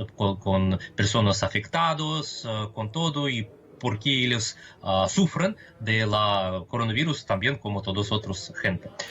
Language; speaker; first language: Spanish; non-native, fluent; Russian